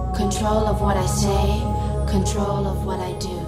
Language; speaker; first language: English; non-native, fluent; Russian